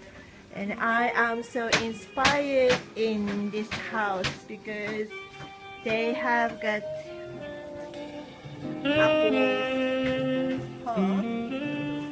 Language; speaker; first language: English; non-native, fluent; Japanese